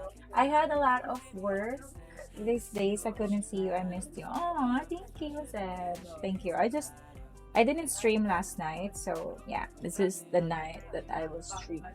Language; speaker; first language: English; non-native, local second language; Filipino